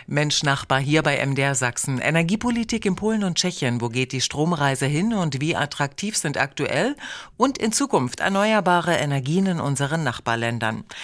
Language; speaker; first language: German; native; German